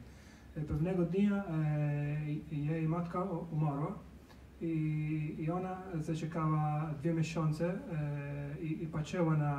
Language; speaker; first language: Polish; non-native, learner; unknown